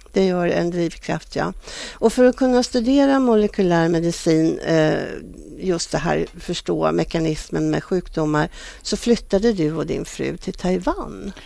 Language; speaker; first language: Swedish; native; Swedish